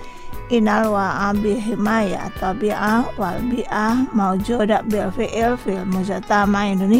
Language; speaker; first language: Arabic; non-native, fluent; Indonesian